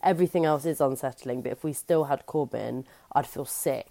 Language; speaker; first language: English; native; English